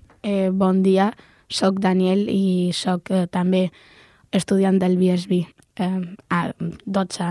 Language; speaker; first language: Catalan; non-native, local second language; Spanish